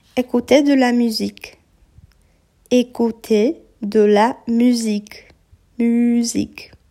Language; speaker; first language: French; non-native, fluent; Polish